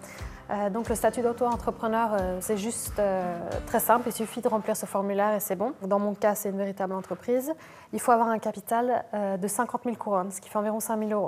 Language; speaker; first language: French; native; French